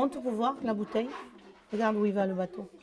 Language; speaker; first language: French; native; French